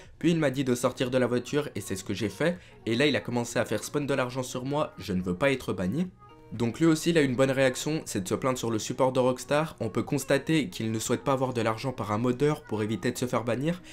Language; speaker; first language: French; native; French